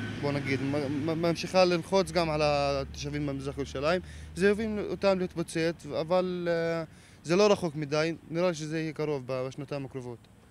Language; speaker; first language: Hebrew; non-native, local second language; Arabic